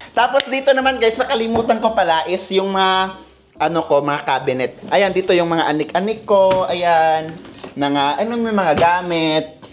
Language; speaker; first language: Filipino; native; Filipino